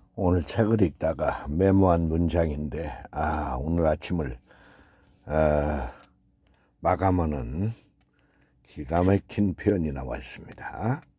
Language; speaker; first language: Korean; native; Korean